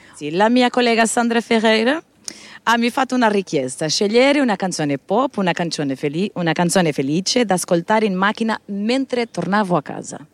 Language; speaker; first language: Italian; non-native, learner; Portuguese